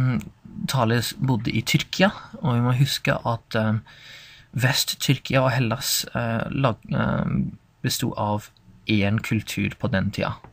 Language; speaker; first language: Norwegian; non-native, fluent; English